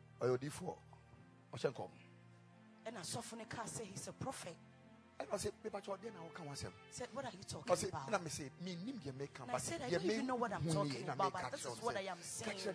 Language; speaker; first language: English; non-native, local second language; Akan